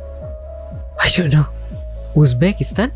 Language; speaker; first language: English; non-native, learner; Indonesian